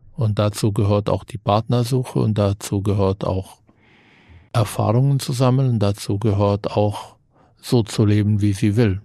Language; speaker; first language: German; non-native, fluent; Arabic